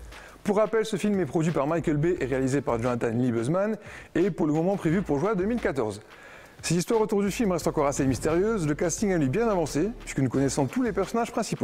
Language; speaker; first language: French; native; French